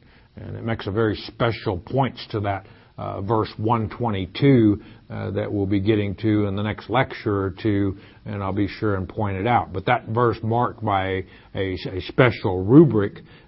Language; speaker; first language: English; native; English